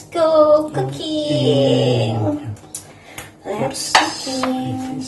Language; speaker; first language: English; non-native, learner; Indonesian